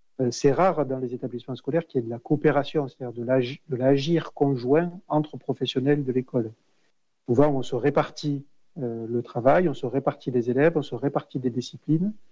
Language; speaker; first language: French; native; French